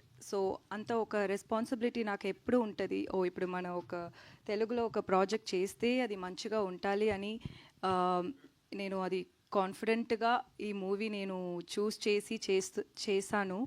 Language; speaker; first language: Telugu; non-native, learner; Tamil